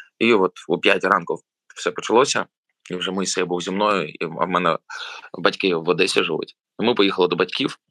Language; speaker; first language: Ukrainian; non-native, local second language; Russian